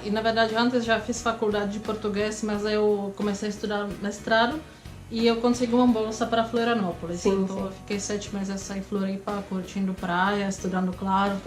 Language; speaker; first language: Portuguese; non-native, fluent; Czech